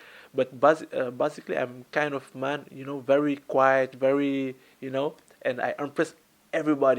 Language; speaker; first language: English; non-native, learner; French